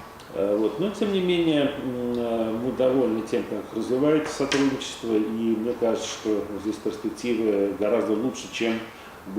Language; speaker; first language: Russian; native; Russian